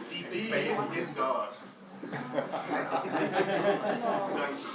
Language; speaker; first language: Afrikaans; non-native, fluent; English